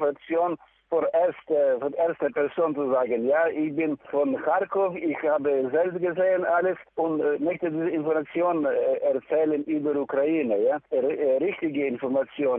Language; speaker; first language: German; non-native, learner; Ukrainian